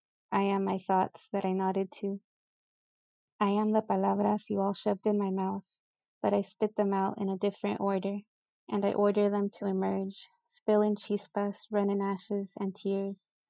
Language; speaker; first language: English; early bilingual, other home language; Spanish